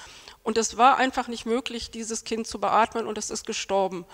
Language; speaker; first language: German; native; German